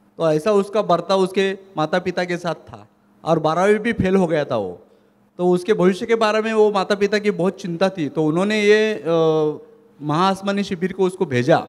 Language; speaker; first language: Hindi; non-native, local second language; Marathi